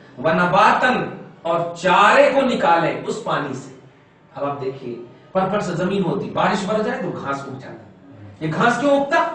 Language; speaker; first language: Urdu; native; Urdu